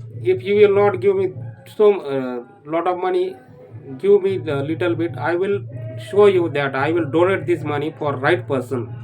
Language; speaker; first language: English; non-native, learner; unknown